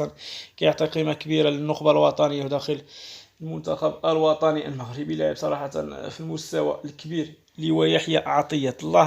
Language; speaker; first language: Arabic; native; Arabic